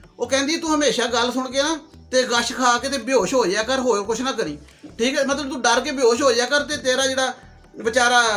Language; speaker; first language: Urdu; non-native, local second language; Punjabi